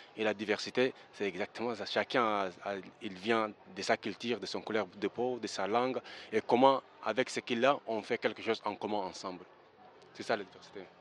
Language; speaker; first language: French; early bilingual, other home language; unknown